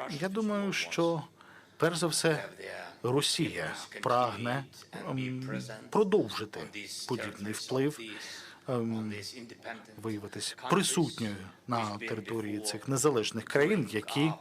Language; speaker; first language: Ukrainian; non-native, local second language; Russian